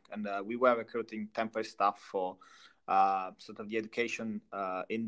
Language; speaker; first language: English; non-native, fluent; Italian